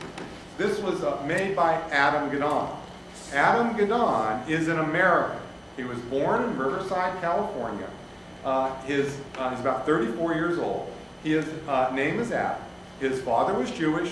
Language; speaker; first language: English; native; English